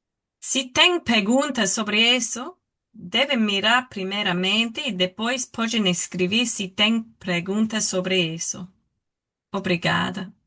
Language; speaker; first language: Portuguese; non-native, learner; English